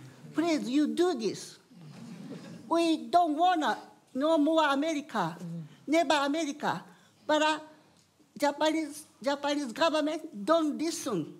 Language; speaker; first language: English; non-native, learner; Japanese